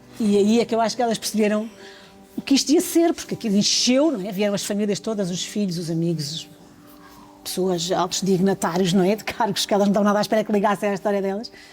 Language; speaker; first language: Portuguese; native; Portuguese